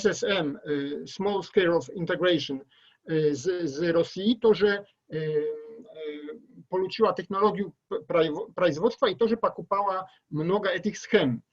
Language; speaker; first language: Russian; non-native, learner; Polish